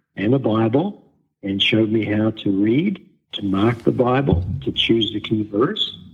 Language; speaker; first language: English; native; English